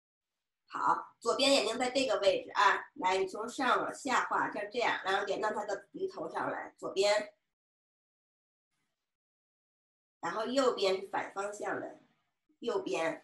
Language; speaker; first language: Chinese; native; Chinese